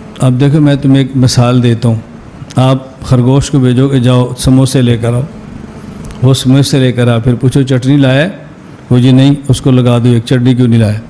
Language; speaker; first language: Urdu; non-native, local second language; Punjabi